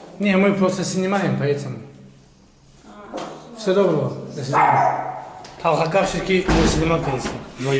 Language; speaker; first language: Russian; non-native, fluent; Tajik